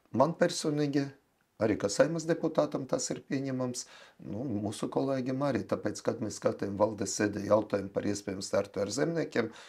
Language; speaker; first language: Latvian; non-native, local second language; Russian